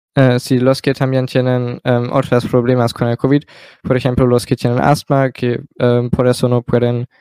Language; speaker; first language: Spanish; non-native, learner; German